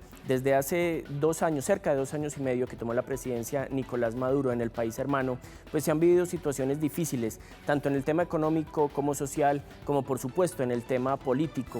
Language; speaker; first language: Spanish; native; Spanish